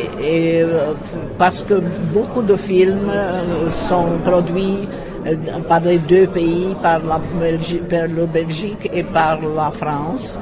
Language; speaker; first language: French; non-native, fluent; Czech